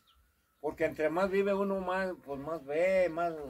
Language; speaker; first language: Spanish; native; Spanish